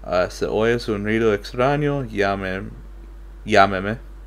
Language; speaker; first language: Spanish; non-native, learner; English